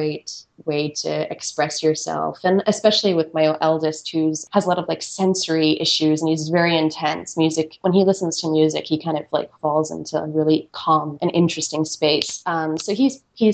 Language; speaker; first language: English; native; English